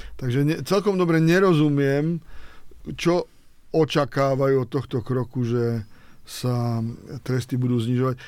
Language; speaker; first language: Slovak; native; Slovak